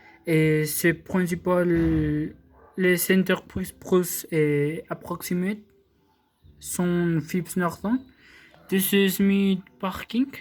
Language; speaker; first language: French; non-native, learner; Spanish